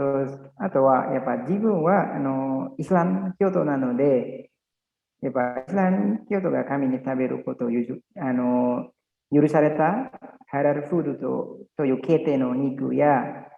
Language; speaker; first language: Japanese; non-native, learner; Indonesian